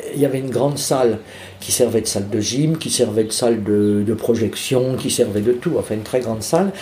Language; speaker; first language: French; native; French